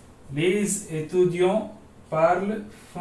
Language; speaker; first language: French; non-native, learner; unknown